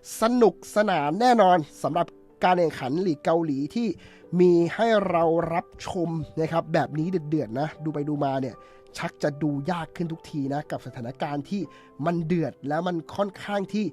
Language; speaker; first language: Thai; native; Thai